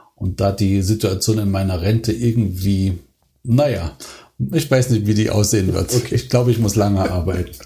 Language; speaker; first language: German; native; German